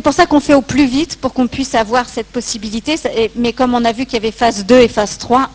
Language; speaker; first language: French; native; French